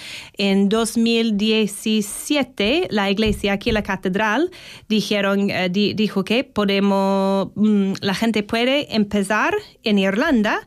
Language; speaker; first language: Spanish; non-native, fluent; English